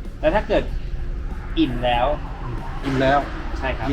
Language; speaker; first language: Thai; native; Thai